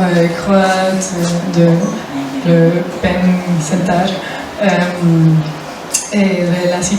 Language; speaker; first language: French; non-native, fluent; Spanish